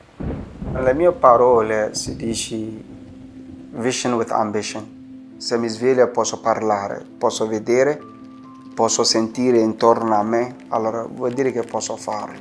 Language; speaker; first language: Italian; non-native, fluent; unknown